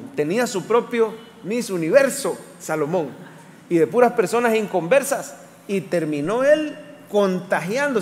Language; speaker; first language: Spanish; native; Spanish